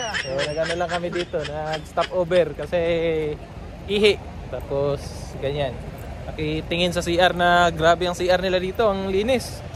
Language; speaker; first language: Filipino; native; Filipino